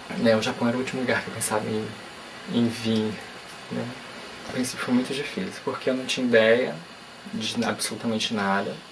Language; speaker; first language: Portuguese; native; Portuguese